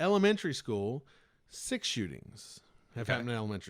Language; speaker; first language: English; native; English